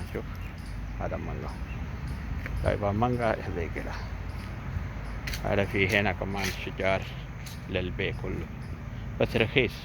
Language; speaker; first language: Arabic; non-native, learner; Urdu